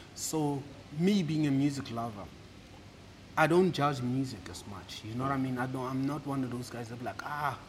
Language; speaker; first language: English; non-native, local second language; Southern Sotho